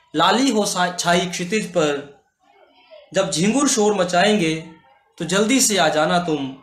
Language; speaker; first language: Hindi; native; Hindi